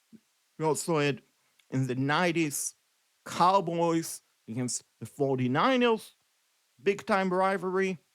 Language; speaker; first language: English; non-native, fluent; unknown